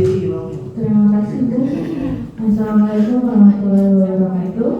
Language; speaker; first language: Indonesian; native; Indonesian